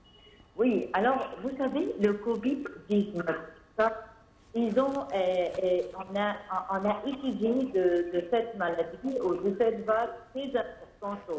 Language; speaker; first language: French; non-native, fluent; Arabic